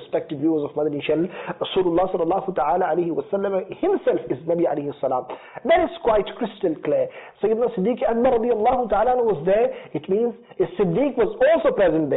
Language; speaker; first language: English; non-native, local second language; Urdu